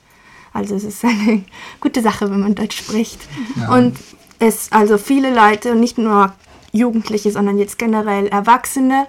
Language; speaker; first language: German; non-native, fluent; Spanish